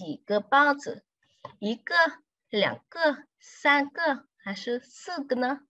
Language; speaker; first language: Chinese; non-native, fluent; Vietnamese